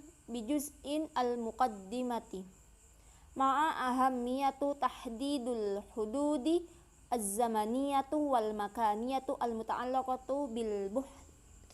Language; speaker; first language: Arabic; non-native, learner; Indonesian